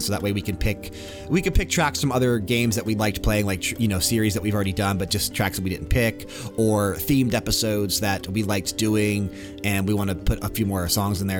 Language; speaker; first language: English; native; English